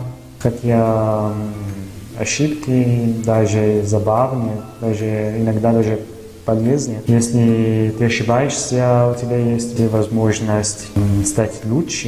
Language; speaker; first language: Russian; non-native, fluent; Italian